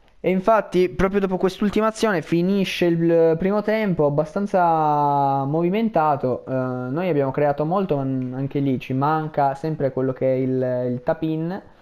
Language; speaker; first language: Italian; native; Italian